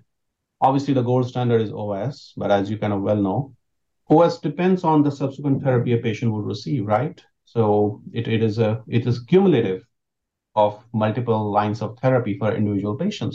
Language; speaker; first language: English; non-native, local second language; Hindi